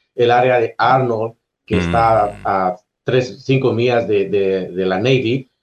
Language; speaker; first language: Spanish; native; Spanish